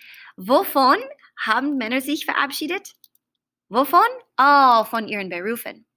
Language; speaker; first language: German; non-native, fluent; English